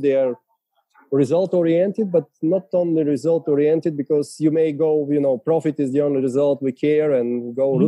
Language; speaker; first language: English; non-native, fluent; Bulgarian